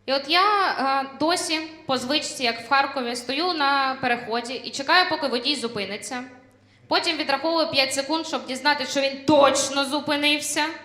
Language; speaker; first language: Ukrainian; non-native, local second language; Russian